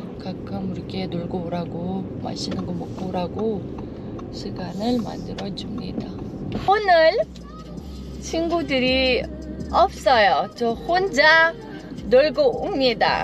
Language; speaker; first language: Korean; non-native, fluent; Uzbek